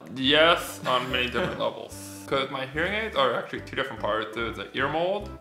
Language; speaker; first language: English; native; English